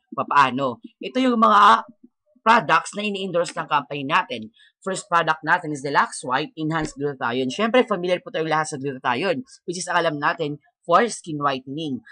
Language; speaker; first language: Filipino; non-native, local second language; Maranao